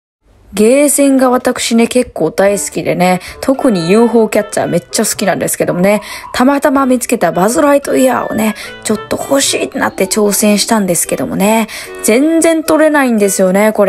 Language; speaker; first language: Japanese; native; Japanese